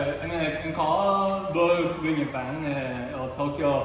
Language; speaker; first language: Vietnamese; non-native, learner; Japanese